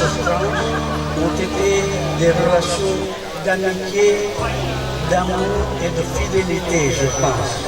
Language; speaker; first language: French; non-native, local second language; Lao